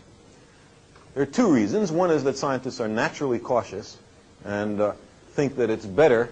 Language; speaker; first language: English; native; English